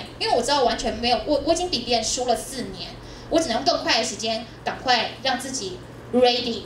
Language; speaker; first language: Chinese; native; Chinese